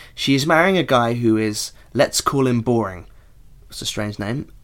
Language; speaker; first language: English; native; English